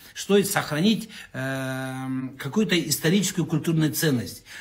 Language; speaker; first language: Russian; non-native, local second language; Kazakh